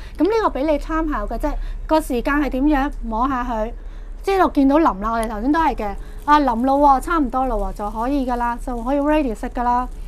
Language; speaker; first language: Cantonese; native; Cantonese